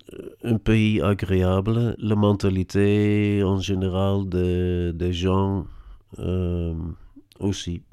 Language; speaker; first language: French; non-native, learner; Dutch